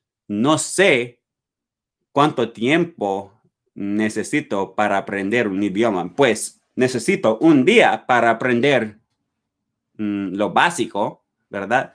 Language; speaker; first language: Spanish; non-native, learner; English